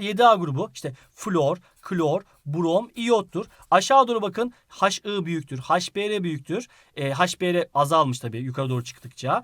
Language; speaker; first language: Turkish; native; Turkish